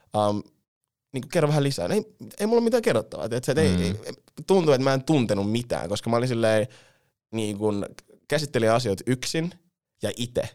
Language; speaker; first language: Finnish; early bilingual, other home language; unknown